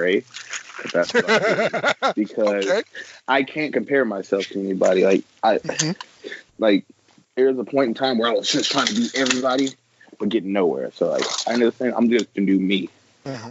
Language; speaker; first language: English; native; English